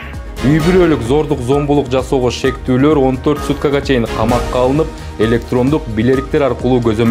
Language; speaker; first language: Kyrgyz; native; Kyrgyz